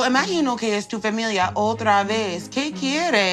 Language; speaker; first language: Spanish; non-native, learner; English